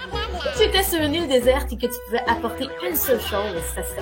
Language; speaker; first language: French; native; French